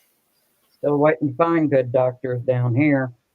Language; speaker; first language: English; native; English